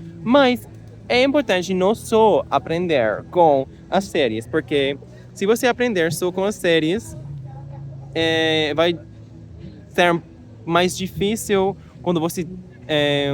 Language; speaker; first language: Portuguese; non-native, learner; English